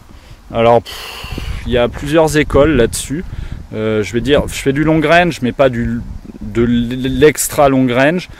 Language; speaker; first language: French; native; French